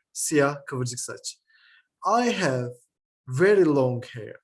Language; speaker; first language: English; non-native, fluent; Turkish